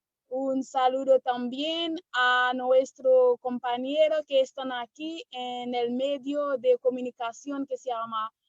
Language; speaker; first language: Spanish; non-native, learner; Haitian Creole